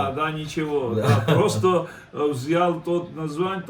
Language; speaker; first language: Russian; non-native, fluent; Georgian